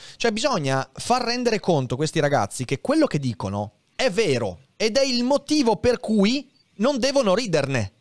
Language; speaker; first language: Italian; native; Italian